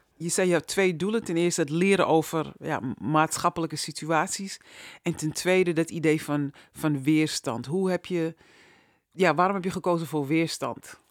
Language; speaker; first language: Dutch; native; Dutch